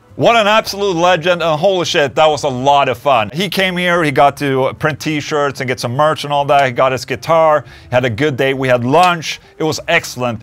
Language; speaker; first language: English; non-native, fluent; Swedish